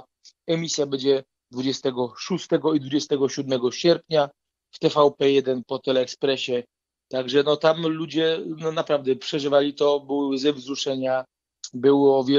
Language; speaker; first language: Polish; native; Polish